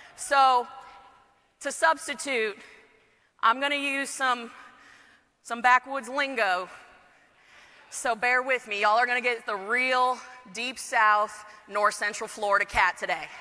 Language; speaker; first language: English; native; English